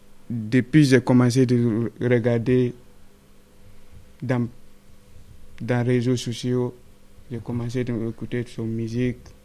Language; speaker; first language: French; non-native, learner; Fula